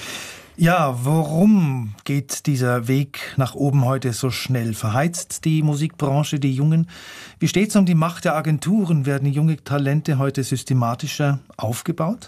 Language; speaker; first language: German; native; German